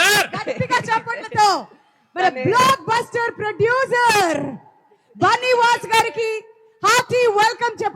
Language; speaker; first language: Telugu; native; Telugu